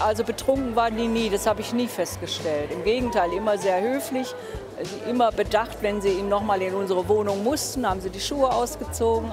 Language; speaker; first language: German; native; German